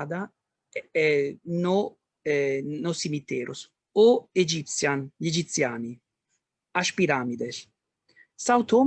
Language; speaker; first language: Portuguese; non-native, learner; Italian